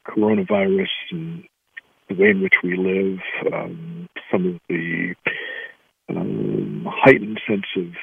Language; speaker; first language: English; native; English